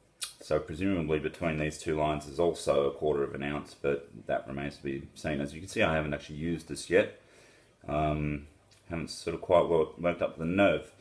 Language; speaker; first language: English; native; English